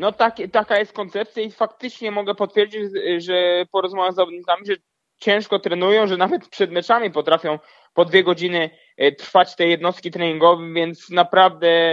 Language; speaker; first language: Polish; native; Polish